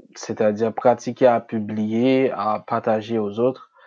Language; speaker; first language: French; non-native, local second language; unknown